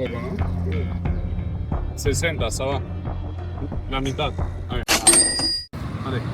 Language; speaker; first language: Spanish; non-native, learner; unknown